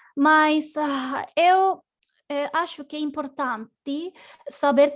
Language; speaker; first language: Portuguese; non-native, learner; Spanish